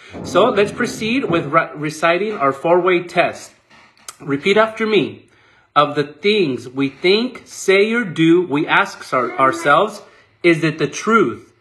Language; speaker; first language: English; native; English